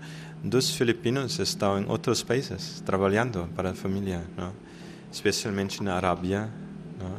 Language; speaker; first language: Portuguese; non-native, fluent; German